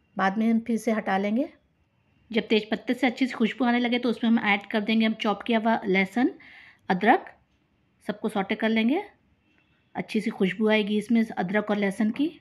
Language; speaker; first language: Hindi; native; Hindi